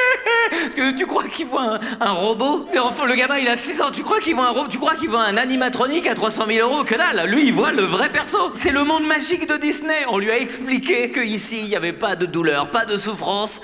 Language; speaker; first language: French; native; French